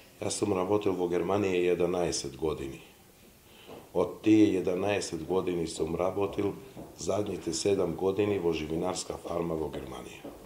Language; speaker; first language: Macedonian; non-native, local second language; Serbian